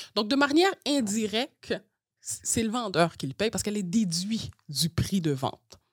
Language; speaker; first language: French; early bilingual, other home language; Haitian Creole